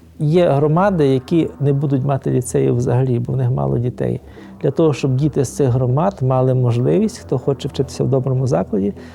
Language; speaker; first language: Ukrainian; native; Ukrainian